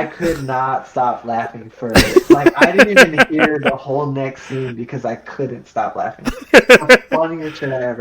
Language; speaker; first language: English; native; English